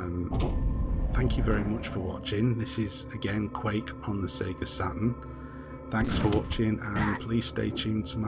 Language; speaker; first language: English; native; English